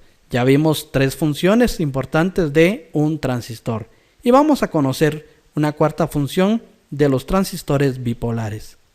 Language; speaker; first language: Spanish; native; Spanish